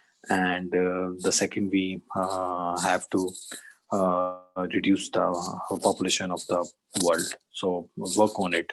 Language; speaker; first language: English; non-native, learner; Urdu